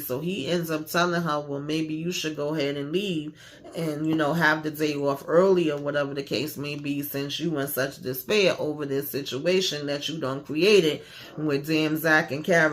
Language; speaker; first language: English; native; English